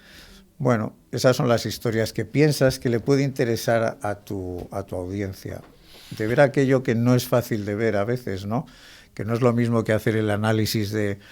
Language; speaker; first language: Spanish; native; Spanish